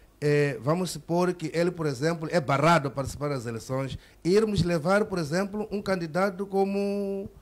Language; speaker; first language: Portuguese; native; Portuguese